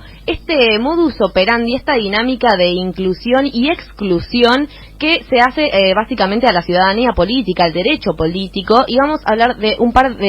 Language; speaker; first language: Spanish; native; Spanish